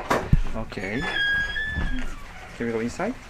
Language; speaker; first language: English; non-native, fluent; Korean